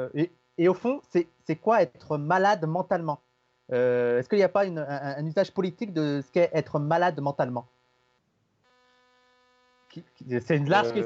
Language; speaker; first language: French; native; French